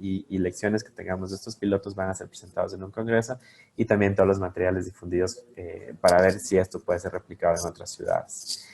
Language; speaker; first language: Spanish; native; Spanish